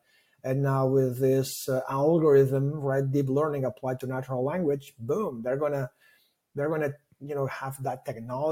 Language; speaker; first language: English; non-native, fluent; Catalan